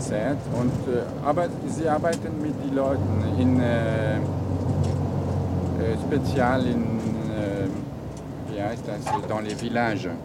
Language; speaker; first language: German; non-native, learner; French